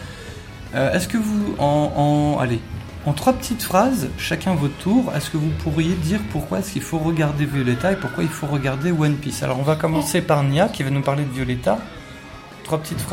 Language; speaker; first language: French; native; French